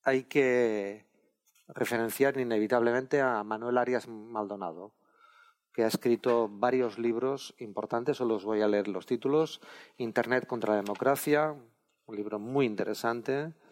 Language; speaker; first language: Spanish; non-native, local second language; Catalan